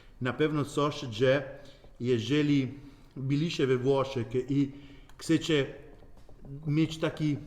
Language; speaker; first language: Polish; non-native, learner; Italian